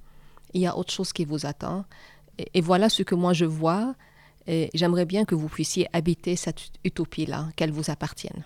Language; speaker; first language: French; non-native, fluent; Arabic